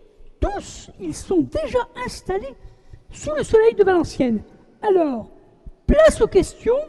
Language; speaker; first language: French; native; French